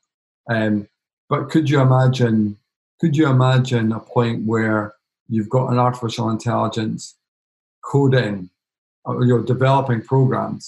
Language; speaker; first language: English; native; English